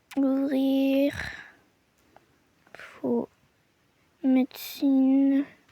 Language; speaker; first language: French; native; French